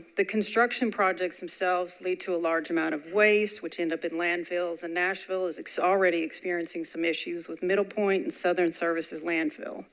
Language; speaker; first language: English; native; English